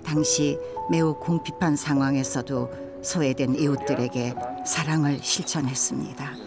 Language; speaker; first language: Korean; native; Korean